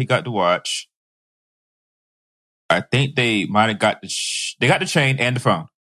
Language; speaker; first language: English; native; English